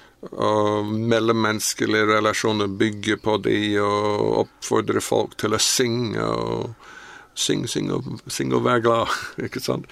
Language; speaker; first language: Norwegian; non-native, fluent; English